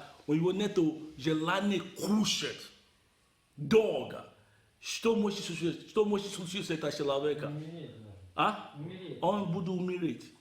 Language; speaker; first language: Russian; non-native, learner; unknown